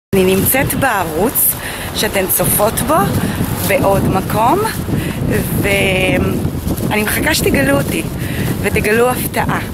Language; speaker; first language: Hebrew; native; Hebrew